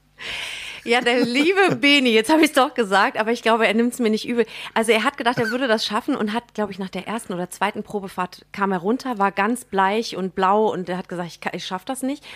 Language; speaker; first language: German; native; German